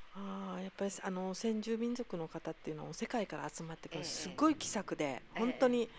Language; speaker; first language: Japanese; native; Japanese